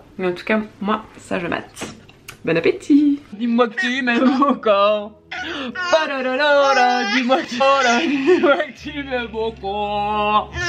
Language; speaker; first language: French; native; French